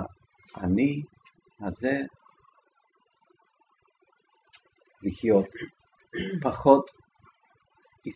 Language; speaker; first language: Hebrew; non-native, fluent; English